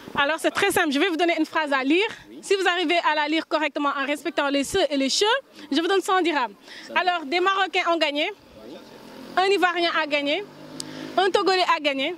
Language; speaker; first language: French; non-native, local second language; Wolof